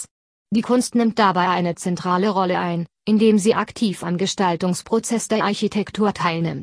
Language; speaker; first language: German; native; German